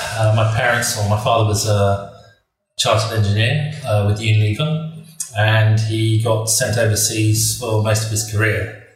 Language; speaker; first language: English; native; English